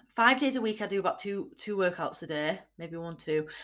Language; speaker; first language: English; native; English